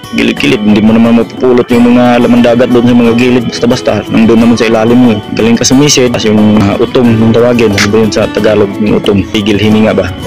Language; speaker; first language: Filipino; non-native, local second language; Cebuano